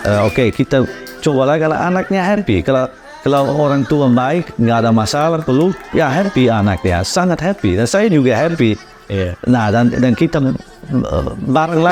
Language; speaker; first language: Indonesian; non-native, learner; Dutch